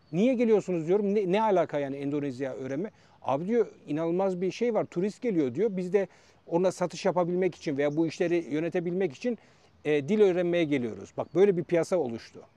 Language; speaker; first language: Turkish; native; Turkish